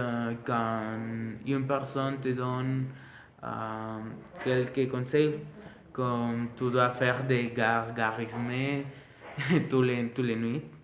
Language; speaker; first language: French; non-native, learner; Spanish